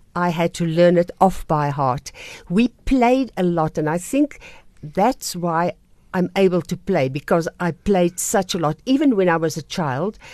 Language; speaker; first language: English; non-native, local second language; Afrikaans